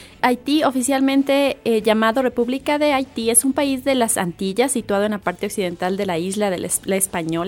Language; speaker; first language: Spanish; native; Spanish